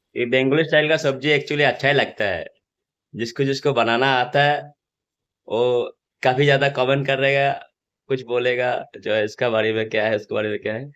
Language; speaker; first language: Hindi; non-native, local second language; Bangla